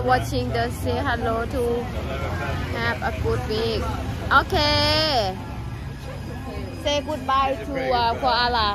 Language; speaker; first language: English; non-native, learner; Thai